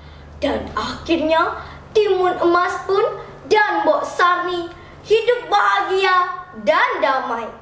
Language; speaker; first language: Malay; non-native, local second language; Balinese